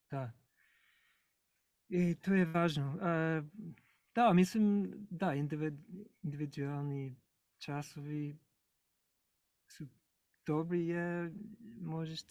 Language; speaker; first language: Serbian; non-native, learner; English